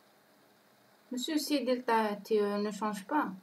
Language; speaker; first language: French; non-native, local second language; Arabic